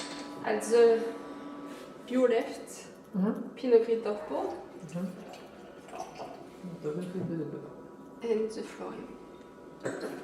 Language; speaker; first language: English; non-native, learner; French